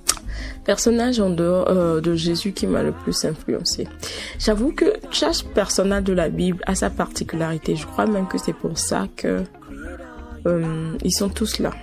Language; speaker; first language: French; non-native, local second language; Ewe